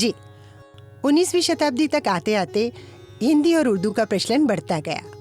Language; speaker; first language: Hindi; native; Hindi